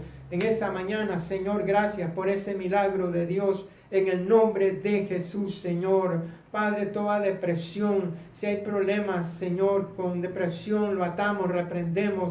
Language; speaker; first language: Spanish; native; Spanish